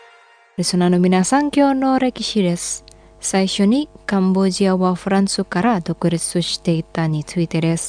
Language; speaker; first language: Japanese; non-native, fluent; Indonesian